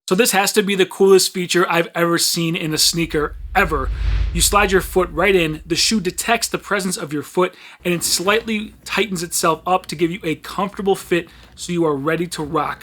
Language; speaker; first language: English; native; English